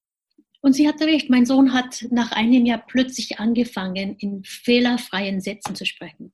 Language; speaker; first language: German; non-native, fluent; Japanese